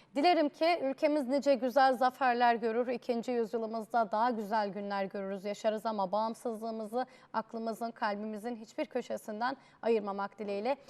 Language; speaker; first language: Turkish; native; Turkish